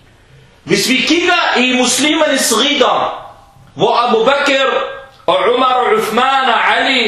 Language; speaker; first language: Danish; early bilingual, other home language; Arabic